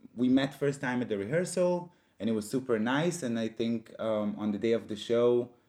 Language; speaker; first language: English; non-native, fluent; Hebrew